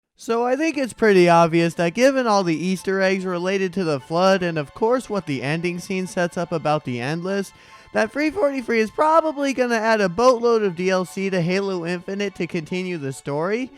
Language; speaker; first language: English; native; English